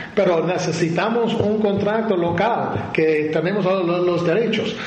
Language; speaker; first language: Spanish; non-native, learner; English